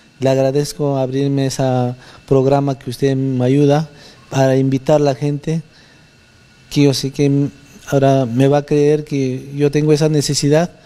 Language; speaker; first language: Spanish; native; Spanish